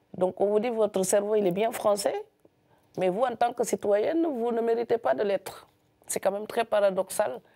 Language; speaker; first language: French; non-native, local second language; Serer